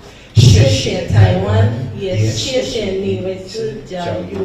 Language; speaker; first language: Chinese; non-native, learner; English